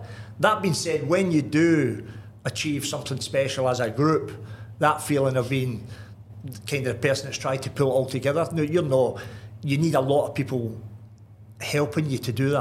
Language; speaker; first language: English; native; English